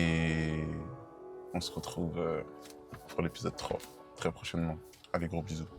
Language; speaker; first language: French; native; French